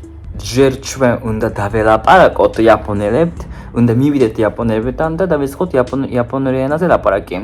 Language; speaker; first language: Georgian; non-native, fluent; Japanese